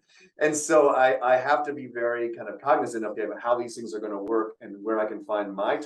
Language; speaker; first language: English; native; English